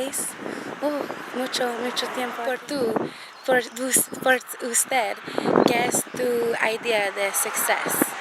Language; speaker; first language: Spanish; non-native, learner; English